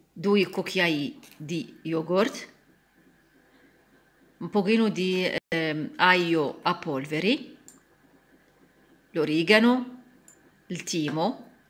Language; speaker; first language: Italian; non-native, learner; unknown